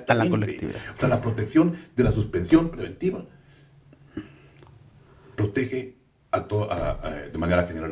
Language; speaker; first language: Spanish; native; Spanish